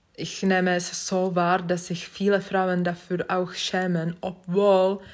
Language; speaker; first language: German; non-native, fluent; Czech